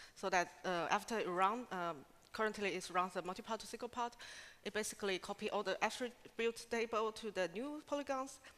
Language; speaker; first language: English; non-native, fluent; Chinese